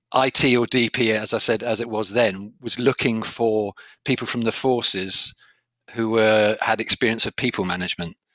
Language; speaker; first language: English; native; English